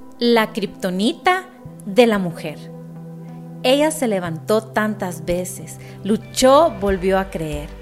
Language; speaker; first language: Spanish; native; Spanish